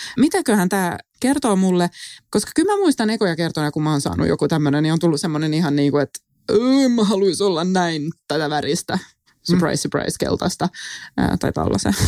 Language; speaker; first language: Finnish; non-native, local second language; Swedish